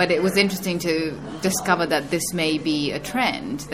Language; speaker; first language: English; native; English